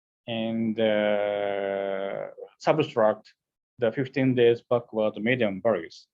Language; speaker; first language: English; non-native, fluent; Japanese